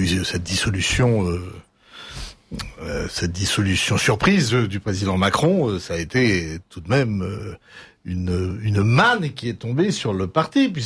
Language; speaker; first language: French; native; French